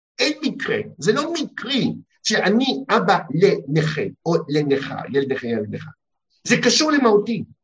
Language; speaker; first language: Hebrew; early bilingual, heritage; Hebrew